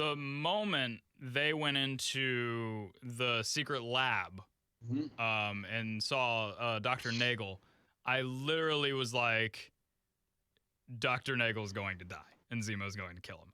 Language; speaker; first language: English; native; English